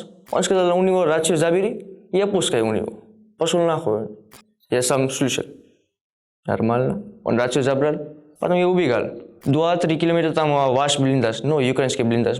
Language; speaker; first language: Russian; non-native, learner; Gujarati